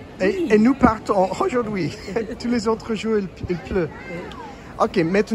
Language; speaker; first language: French; non-native, learner; English